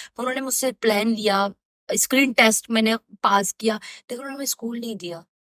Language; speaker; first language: Urdu; non-native, local second language; Baluchi